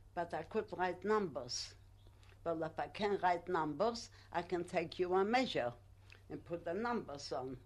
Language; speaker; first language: English; non-native, learner; Polish